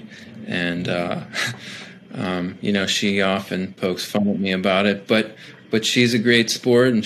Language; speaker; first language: English; native; English